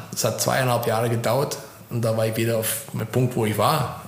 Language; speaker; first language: German; non-native, fluent; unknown